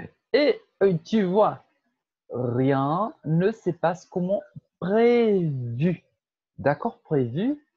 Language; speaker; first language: French; non-native, fluent; Portuguese